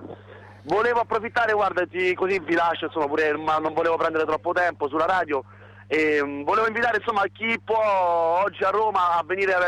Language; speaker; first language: Italian; native; Italian